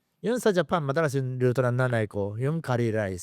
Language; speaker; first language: Filipino; non-native, learner; Japanese